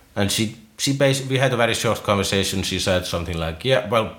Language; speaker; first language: English; non-native, fluent; Icelandic